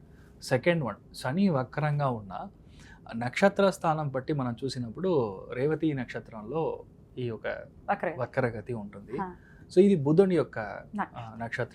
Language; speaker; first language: Telugu; non-native, fluent; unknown